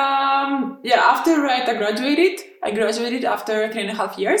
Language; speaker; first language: English; non-native, fluent; Greek